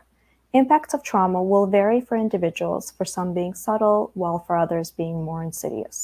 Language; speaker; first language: English; early bilingual, other home language; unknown